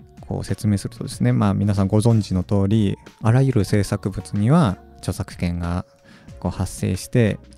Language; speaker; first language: Japanese; native; Japanese